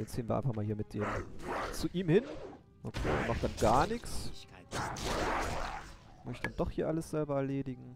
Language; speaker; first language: German; native; German